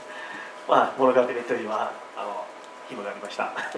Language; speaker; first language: Japanese; non-native, learner; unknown